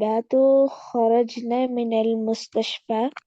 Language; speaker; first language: Arabic; non-native, learner; Urdu